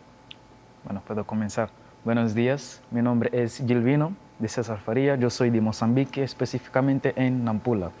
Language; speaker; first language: Spanish; non-native, learner; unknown